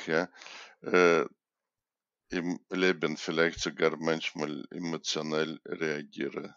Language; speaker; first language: German; non-native, fluent; Russian